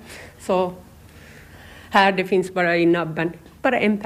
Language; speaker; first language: Swedish; non-native, learner; Turkish